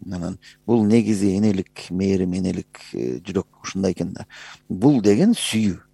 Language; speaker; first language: Kyrgyz; native; Kyrgyz